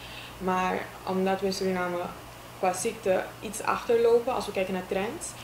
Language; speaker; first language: Dutch; native; Dutch